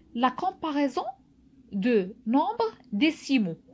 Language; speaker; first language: French; non-native, local second language; Arabic